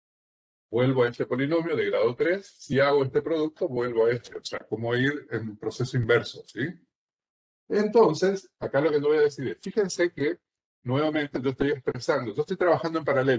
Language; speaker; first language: Spanish; native; Spanish